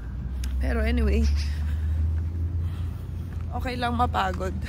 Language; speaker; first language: Filipino; native; Filipino